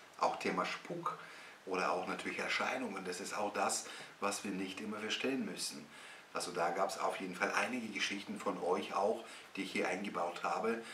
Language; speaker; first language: German; non-native, fluent; Russian